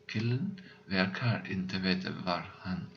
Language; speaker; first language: Swedish; non-native, learner; Dutch